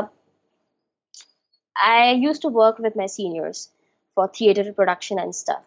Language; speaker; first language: English; non-native, local second language; Hindi